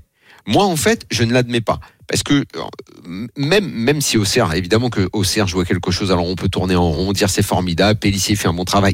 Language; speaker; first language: French; native; French